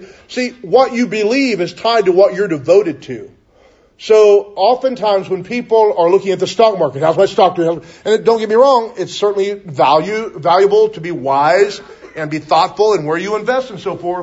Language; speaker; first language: English; native; English